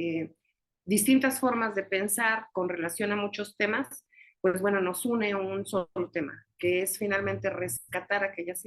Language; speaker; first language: Spanish; native; Spanish